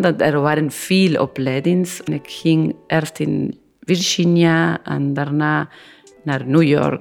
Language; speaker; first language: Dutch; non-native, learner; Spanish